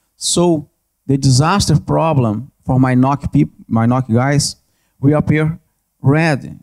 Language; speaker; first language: English; non-native, learner; Portuguese